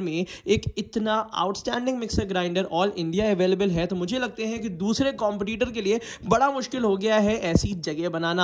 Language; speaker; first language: Hindi; native; Hindi